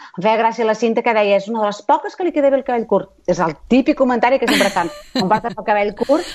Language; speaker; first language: Catalan; native; Catalan